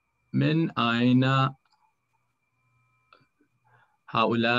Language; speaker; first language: Arabic; non-native, learner; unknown